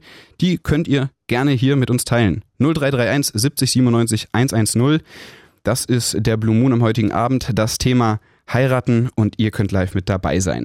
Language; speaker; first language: German; native; German